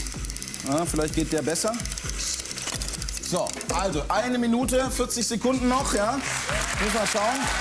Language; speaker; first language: German; native; German